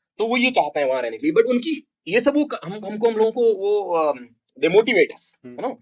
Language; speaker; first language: Hindi; non-native, local second language; Rajasthani